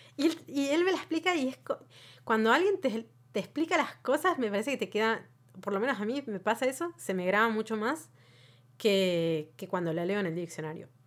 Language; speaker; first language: Spanish; native; Spanish